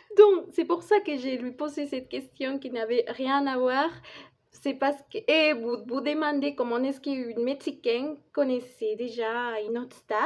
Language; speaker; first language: French; non-native, fluent; Spanish